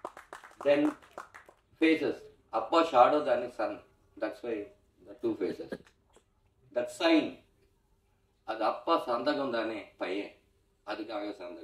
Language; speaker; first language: Tamil; non-native, learner; Telugu